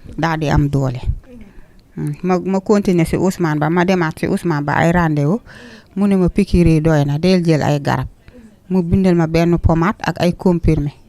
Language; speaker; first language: Wolof; non-native, local second language; Jola-Fonyi